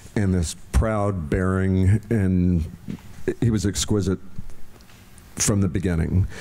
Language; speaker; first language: English; native; English